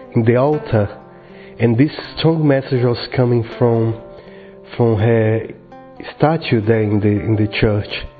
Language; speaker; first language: English; non-native, fluent; Portuguese